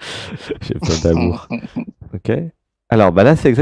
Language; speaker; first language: French; native; French